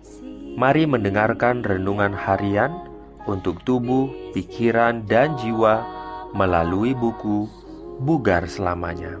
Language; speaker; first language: Indonesian; native; Indonesian